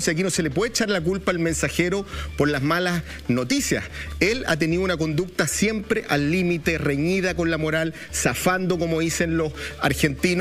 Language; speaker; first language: Spanish; native; Spanish